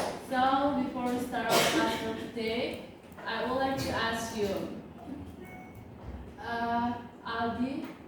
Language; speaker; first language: English; non-native, learner; Indonesian